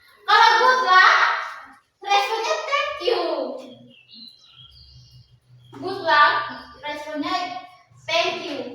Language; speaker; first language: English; non-native, learner; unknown